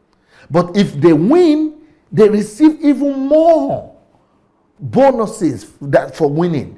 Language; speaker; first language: English; non-native, local second language; Yoruba